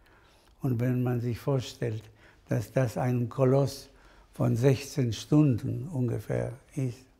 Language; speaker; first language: German; non-native, fluent; Spanish